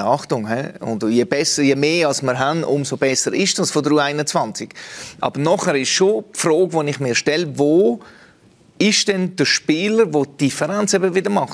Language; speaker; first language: German; native; German